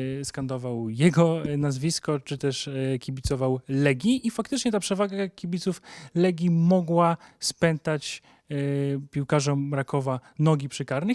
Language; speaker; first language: Polish; native; Polish